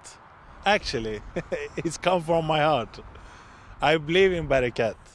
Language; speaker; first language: English; non-native, fluent; Persian